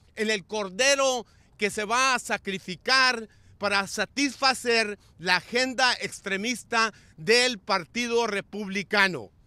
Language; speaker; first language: Spanish; native; Spanish